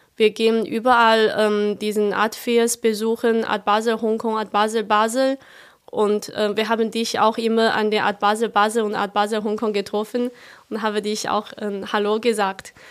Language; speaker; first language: German; non-native, fluent; Chinese